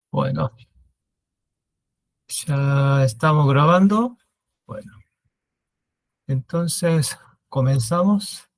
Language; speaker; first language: Spanish; non-native, learner; Korean